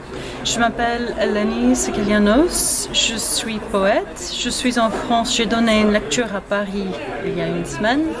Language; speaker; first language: French; non-native, fluent; English